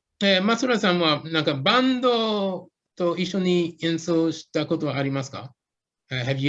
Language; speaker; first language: Japanese; non-native, fluent; English